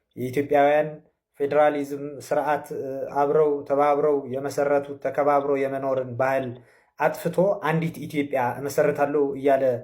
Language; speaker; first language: Amharic; non-native, local second language; Tigrinya